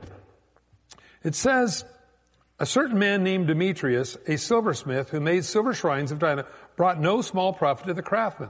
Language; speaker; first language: English; native; English